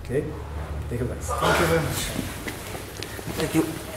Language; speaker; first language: English; non-native, fluent; Polish